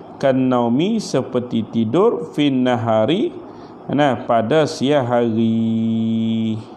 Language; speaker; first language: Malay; native; Malay